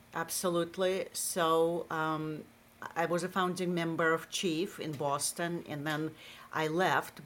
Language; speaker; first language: English; non-native, fluent; Russian